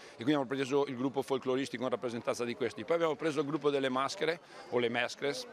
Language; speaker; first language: Italian; native; Italian